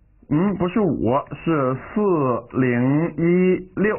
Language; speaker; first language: Chinese; native; Chinese